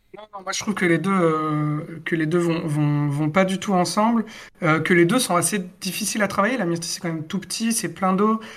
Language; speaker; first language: French; native; French